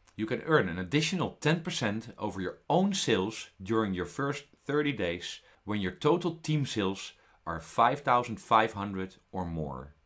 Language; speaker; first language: English; non-native, fluent; Dutch